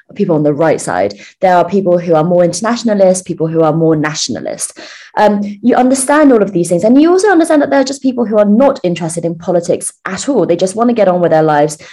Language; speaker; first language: English; early bilingual, other home language; Chinese